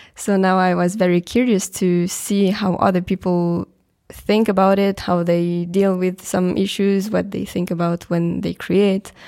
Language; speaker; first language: English; non-native, fluent; French